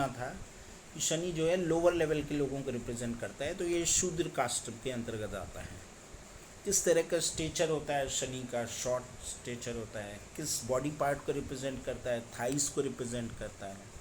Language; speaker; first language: Hindi; native; Hindi